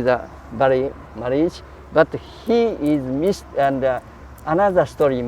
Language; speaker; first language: English; non-native, learner; Japanese